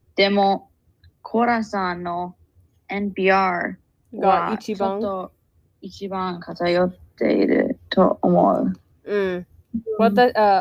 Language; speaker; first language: Japanese; non-native, learner; English